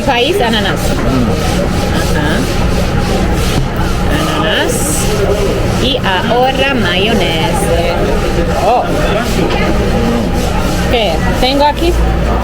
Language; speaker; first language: Spanish; non-native, learner; Polish